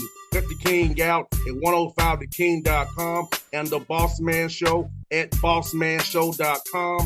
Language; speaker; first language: English; native; English